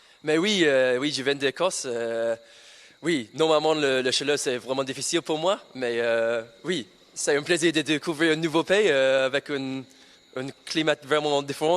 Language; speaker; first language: French; non-native, learner; English